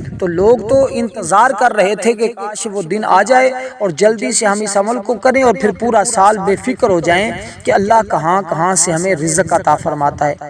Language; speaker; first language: Urdu; non-native, local second language; Punjabi